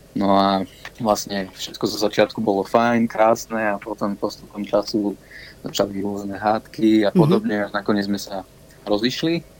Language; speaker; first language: Slovak; native; Slovak